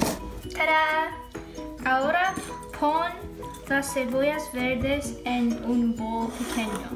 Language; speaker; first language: Spanish; non-native, learner; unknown